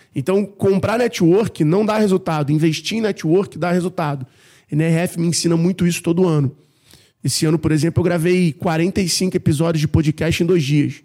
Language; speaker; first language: Portuguese; native; Portuguese